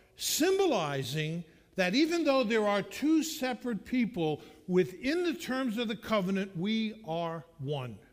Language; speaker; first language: English; native; English